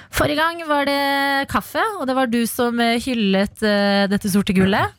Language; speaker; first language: Norwegian; early bilingual, other home language; Albanian